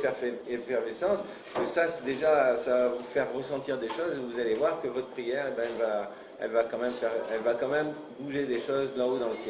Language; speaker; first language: French; native; French